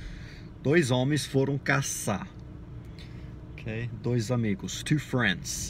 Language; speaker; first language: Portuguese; non-native, fluent; English